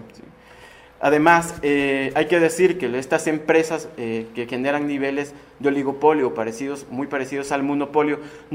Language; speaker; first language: Spanish; native; Spanish